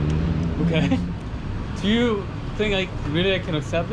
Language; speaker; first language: English; non-native, fluent; Korean